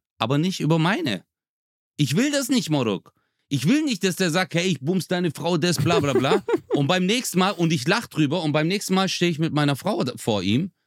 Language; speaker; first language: German; early bilingual, other home language; Turkish